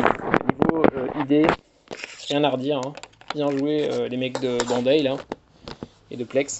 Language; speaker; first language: French; native; French